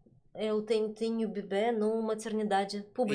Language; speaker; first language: Portuguese; non-native, learner; Russian